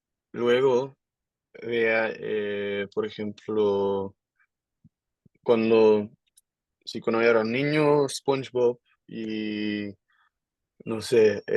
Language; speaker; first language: Spanish; non-native, learner; Dutch